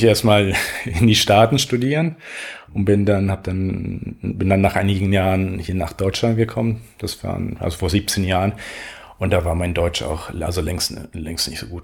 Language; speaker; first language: German; non-native, fluent; Spanish